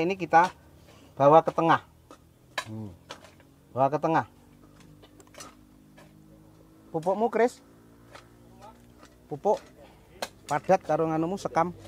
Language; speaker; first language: Indonesian; non-native, local second language; Javanese